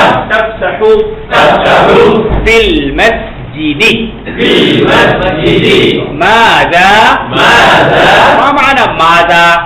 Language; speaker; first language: Arabic; non-native, fluent; Bangla